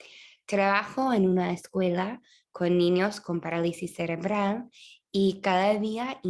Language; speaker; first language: Spanish; non-native, fluent; English